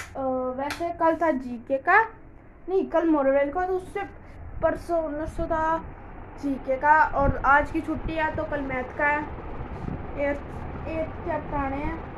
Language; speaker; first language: Hindi; native; Hindi